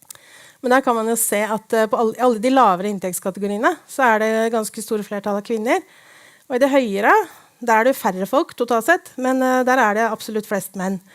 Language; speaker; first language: Norwegian; native; Norwegian